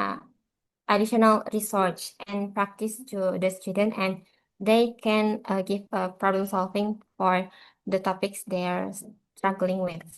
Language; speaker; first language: English; non-native, learner; Indonesian